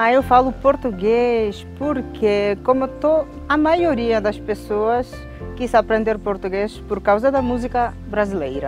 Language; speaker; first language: Portuguese; non-native, fluent; Georgian